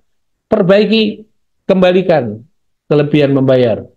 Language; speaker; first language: Indonesian; native; Indonesian